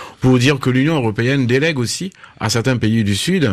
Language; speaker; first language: French; native; French